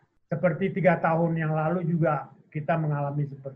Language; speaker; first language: Indonesian; native; Indonesian